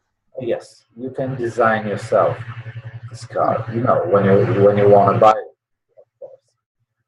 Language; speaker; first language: English; non-native, learner; Polish